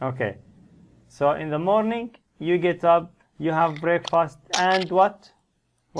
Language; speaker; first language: English; non-native, fluent; Arabic